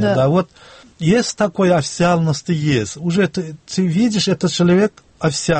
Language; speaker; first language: Russian; non-native, local second language; Turkmen